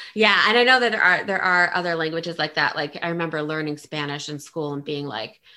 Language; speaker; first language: English; early bilingual, other home language; Italian